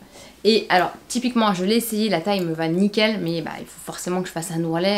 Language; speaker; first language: French; native; French